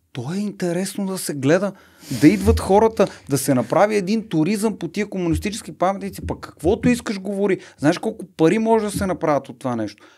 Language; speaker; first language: Bulgarian; native; Bulgarian